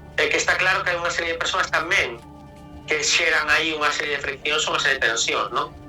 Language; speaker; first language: Galician; non-native, local second language; Spanish